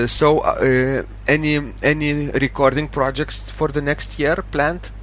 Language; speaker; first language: English; non-native, fluent; Lithuanian